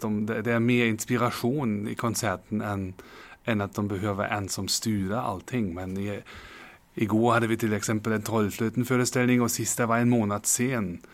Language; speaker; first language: Swedish; non-native, fluent; German